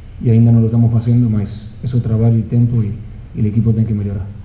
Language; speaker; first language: Portuguese; non-native, fluent; Spanish